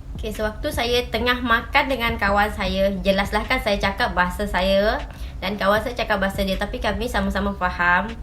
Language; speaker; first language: Malay; native; Malay